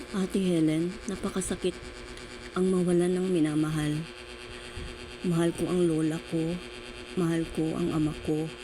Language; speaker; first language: Filipino; non-native, local second language; Cebuano